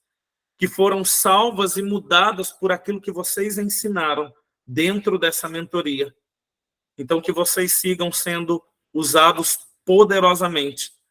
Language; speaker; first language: Portuguese; native; Portuguese